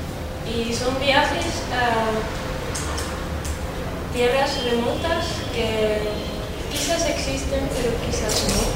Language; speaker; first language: Spanish; non-native, fluent; Dutch